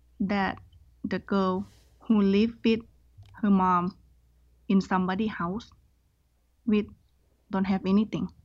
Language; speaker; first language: English; non-native, learner; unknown